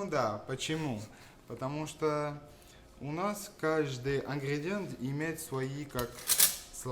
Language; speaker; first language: Russian; non-native, fluent; French